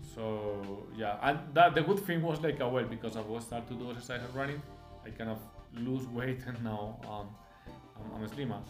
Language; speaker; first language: English; non-native, fluent; Spanish